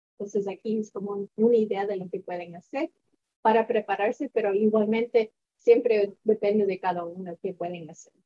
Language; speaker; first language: Spanish; early bilingual, heritage; Spanish